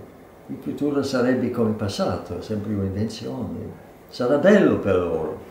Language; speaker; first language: Italian; non-native, fluent; English